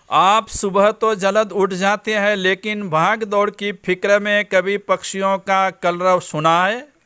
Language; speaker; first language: Hindi; non-native, local second language; Gujarati